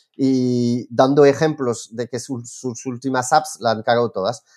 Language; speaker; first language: Spanish; non-native, fluent; French